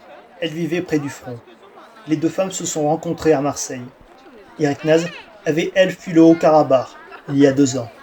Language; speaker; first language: French; native; French